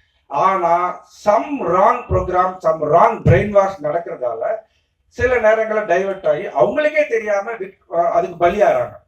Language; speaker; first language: Tamil; native; Tamil